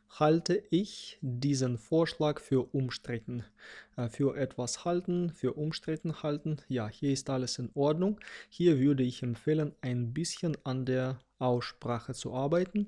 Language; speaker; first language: German; non-native, fluent; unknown